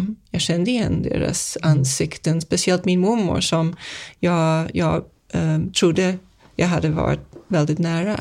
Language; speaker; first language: Swedish; non-native, fluent; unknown